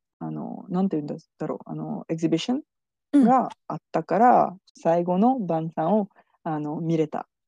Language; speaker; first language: Japanese; non-native, fluent; French